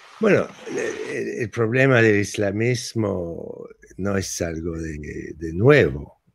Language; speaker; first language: Spanish; non-native, fluent; English